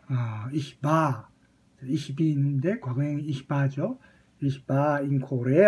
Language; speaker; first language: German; non-native, fluent; Korean